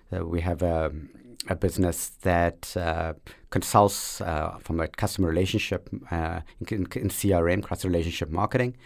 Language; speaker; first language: English; native; English